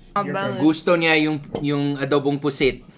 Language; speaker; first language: Filipino; non-native, fluent; English